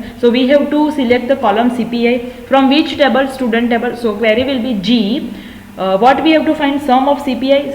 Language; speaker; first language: English; non-native, local second language; Gujarati